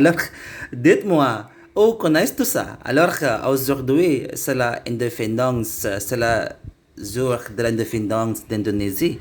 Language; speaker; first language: French; non-native, learner; Indonesian